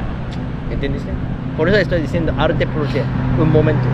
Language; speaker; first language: Spanish; non-native, learner; Japanese